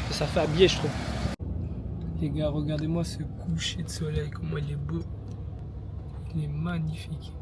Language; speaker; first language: French; native; French